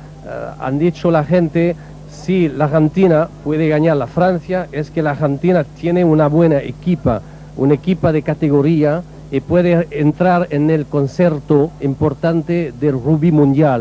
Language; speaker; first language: Spanish; non-native, learner; French